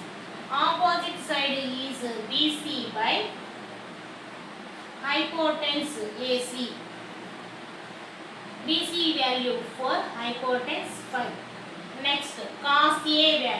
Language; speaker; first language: English; non-native, local second language; Telugu